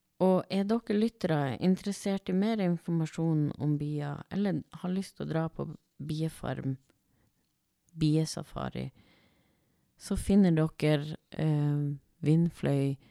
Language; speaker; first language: Norwegian; native; Norwegian